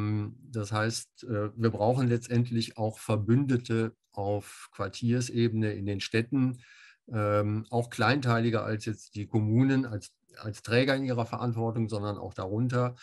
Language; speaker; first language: German; native; German